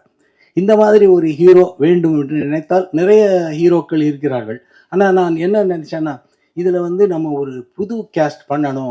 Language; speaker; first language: Tamil; native; Tamil